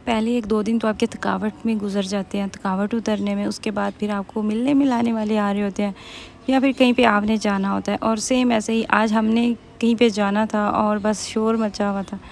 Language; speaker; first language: Urdu; native; Urdu